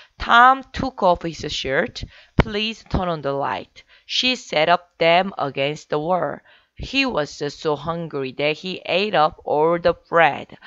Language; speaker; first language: English; non-native, fluent; Korean